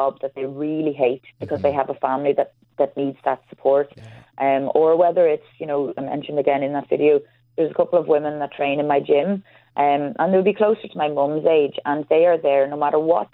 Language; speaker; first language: English; native; English